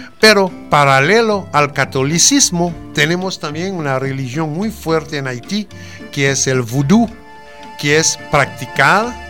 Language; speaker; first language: Spanish; non-native, fluent; Haitian Creole